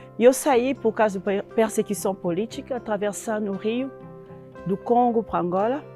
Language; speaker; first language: Portuguese; non-native, fluent; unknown